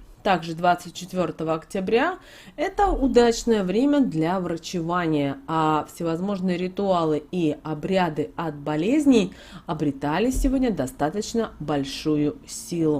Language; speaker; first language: Russian; native; Russian